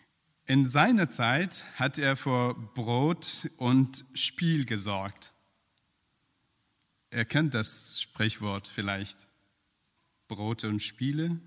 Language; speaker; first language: German; non-native, fluent; Persian